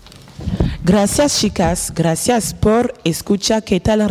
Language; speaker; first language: Spanish; non-native, learner; French